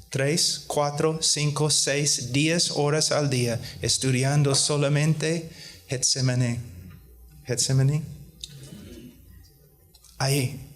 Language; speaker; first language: Spanish; non-native, fluent; English